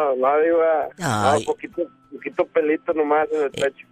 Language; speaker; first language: Spanish; native; Spanish